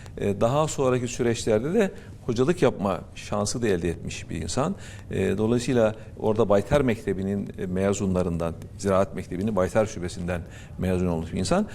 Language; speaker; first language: Turkish; native; Turkish